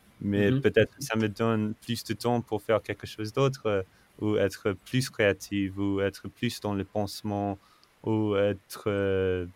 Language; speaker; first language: French; non-native, fluent; English